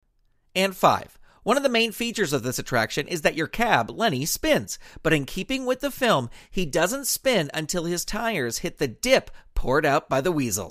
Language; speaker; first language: English; native; English